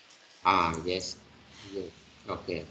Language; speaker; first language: English; non-native, learner; Vietnamese